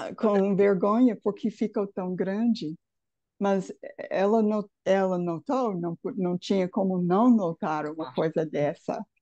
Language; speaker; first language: Portuguese; non-native, fluent; English